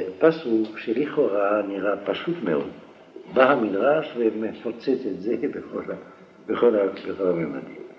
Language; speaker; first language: Hebrew; non-native, fluent; French